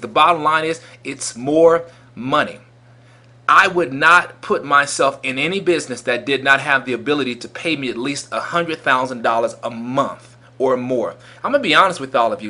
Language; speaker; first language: English; native; English